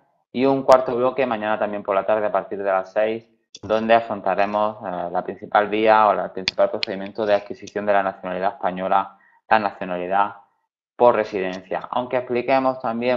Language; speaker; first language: Spanish; native; Spanish